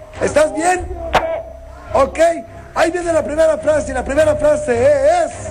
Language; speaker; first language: Spanish; native; Spanish